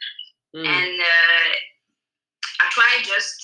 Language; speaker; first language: English; non-native, learner; French